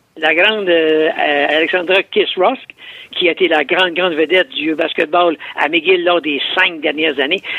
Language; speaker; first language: French; native; French